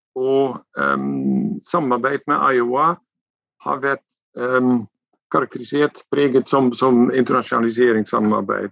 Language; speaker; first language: Norwegian; non-native, fluent; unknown